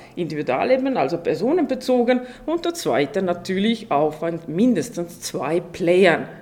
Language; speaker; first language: German; non-native, fluent; Estonian